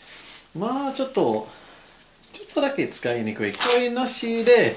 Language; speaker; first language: Japanese; non-native, learner; English